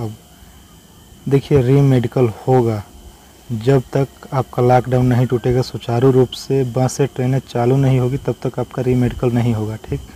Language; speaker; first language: Hindi; native; Hindi